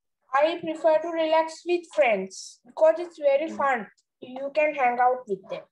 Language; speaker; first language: English; non-native, learner; Sinhala